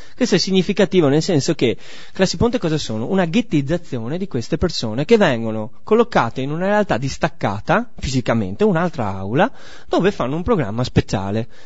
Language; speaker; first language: Italian; native; Italian